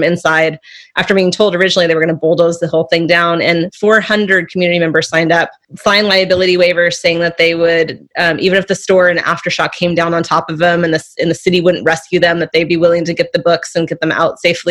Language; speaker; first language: English; native; English